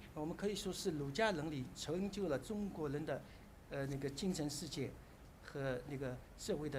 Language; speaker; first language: Chinese; native; Chinese